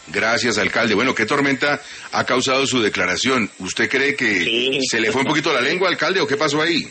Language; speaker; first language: Spanish; native; Spanish